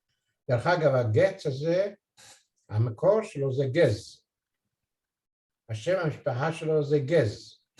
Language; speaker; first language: Hebrew; early bilingual, other home language; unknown